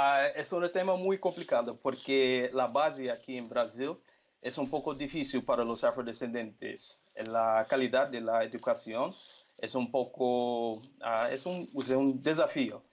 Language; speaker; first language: Spanish; non-native, fluent; Portuguese